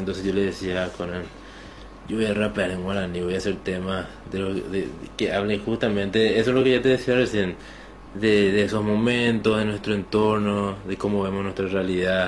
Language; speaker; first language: Spanish; native; Spanish